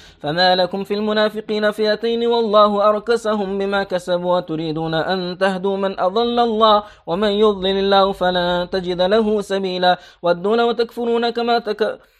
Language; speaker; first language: Arabic; non-native, fluent; Persian